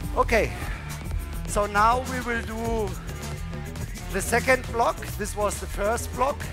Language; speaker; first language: English; non-native, learner; German